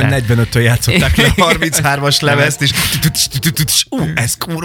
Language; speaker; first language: Hungarian; native; Hungarian